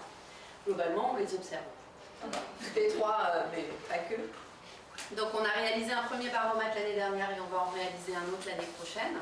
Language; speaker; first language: French; native; French